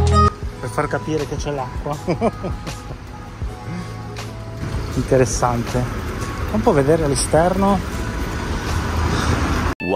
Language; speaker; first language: Italian; native; Italian